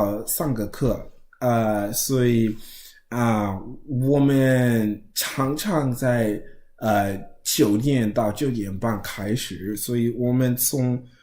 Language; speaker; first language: Chinese; non-native, learner; English